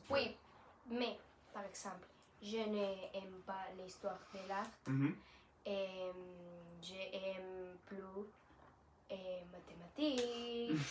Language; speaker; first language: French; non-native, learner; Spanish